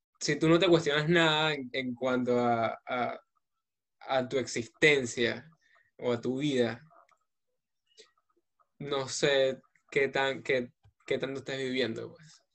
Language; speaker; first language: Spanish; native; Spanish